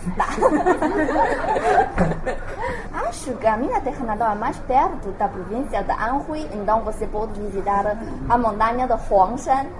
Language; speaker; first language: Portuguese; non-native, learner; Chinese